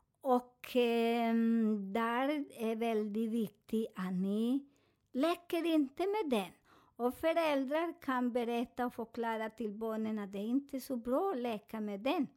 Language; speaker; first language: Swedish; non-native, fluent; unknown